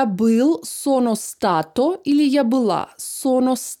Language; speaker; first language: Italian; non-native, fluent; Russian